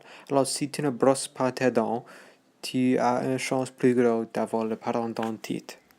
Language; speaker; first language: French; non-native, local second language; English